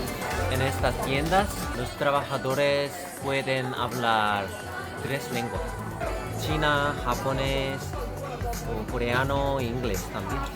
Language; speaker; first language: Spanish; non-native, learner; Korean